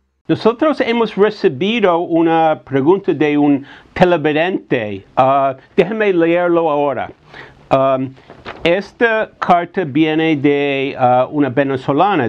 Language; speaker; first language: Spanish; non-native, fluent; English